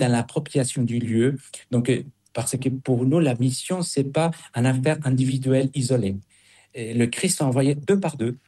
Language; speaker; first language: French; non-native, fluent; Spanish